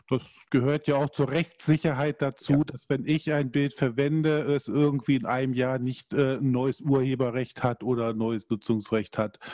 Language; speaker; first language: German; native; German